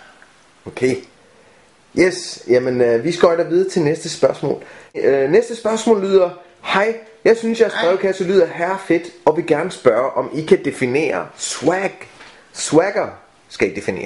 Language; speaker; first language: Danish; native; Danish